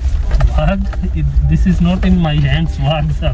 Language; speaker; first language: Filipino; non-native, learner; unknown